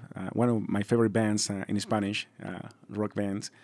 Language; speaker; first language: English; non-native, fluent; Spanish